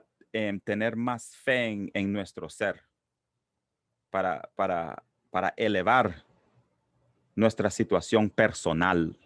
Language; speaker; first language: Spanish; non-native, local second language; English